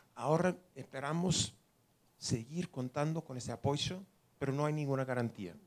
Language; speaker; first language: Spanish; non-native, fluent; English